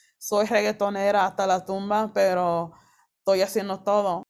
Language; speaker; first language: Spanish; early bilingual, heritage; Spanish